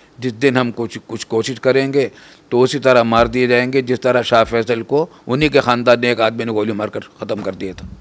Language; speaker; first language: Urdu; native; Urdu